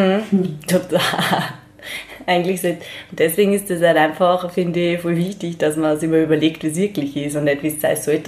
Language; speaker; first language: German; native; German